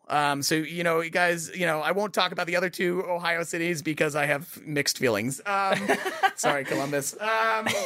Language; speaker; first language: English; native; English